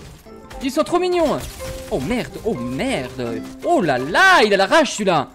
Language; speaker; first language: French; native; French